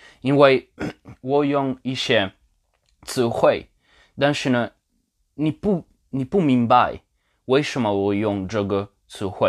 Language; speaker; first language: Chinese; non-native, learner; Polish